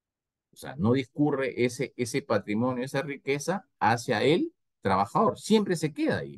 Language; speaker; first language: Spanish; native; Spanish